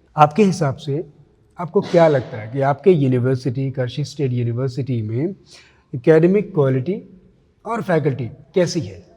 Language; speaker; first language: Hindi; native; Hindi